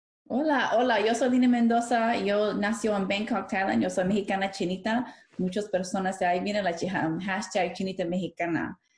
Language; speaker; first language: Spanish; early bilingual, other home language; English